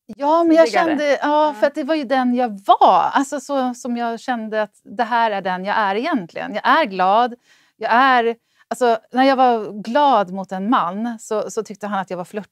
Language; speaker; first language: Swedish; native; Swedish